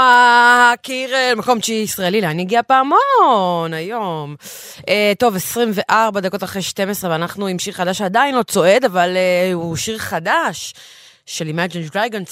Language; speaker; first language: Hebrew; native; Hebrew